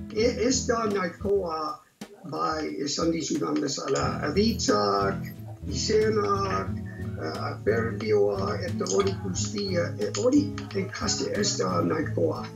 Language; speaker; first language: Basque; non-native, fluent; English